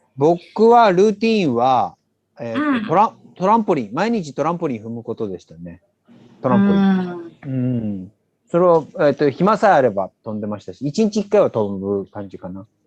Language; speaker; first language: Japanese; native; Japanese